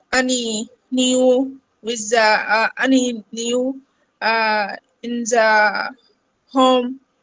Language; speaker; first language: English; non-native, learner; Arabic